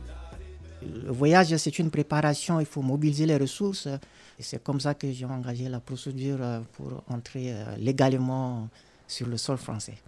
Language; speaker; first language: French; non-native, local second language; Sango